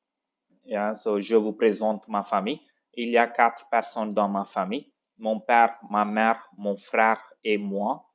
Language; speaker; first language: French; non-native, fluent; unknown